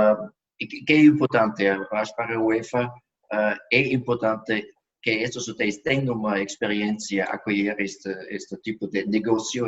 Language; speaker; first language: Portuguese; non-native, fluent; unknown